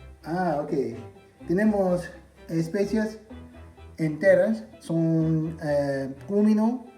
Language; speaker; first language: Spanish; non-native, fluent; English